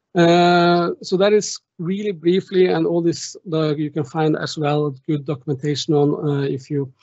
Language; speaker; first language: English; non-native, fluent; German